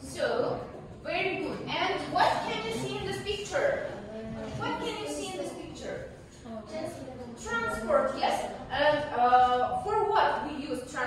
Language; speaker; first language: English; non-native, learner; Kazakh